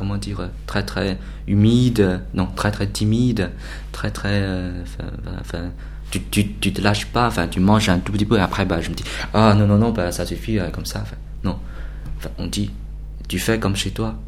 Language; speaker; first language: French; non-native, learner; Chinese